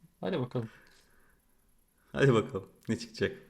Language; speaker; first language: Turkish; native; Turkish